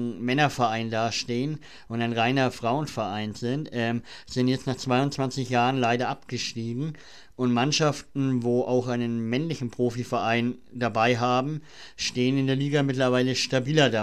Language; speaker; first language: German; native; German